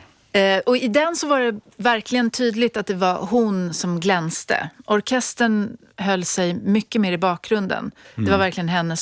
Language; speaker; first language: Swedish; native; Swedish